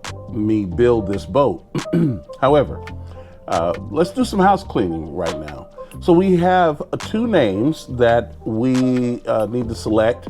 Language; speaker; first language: English; native; English